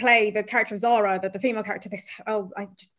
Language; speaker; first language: English; native; English